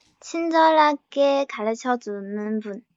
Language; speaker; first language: Korean; non-native, learner; Chinese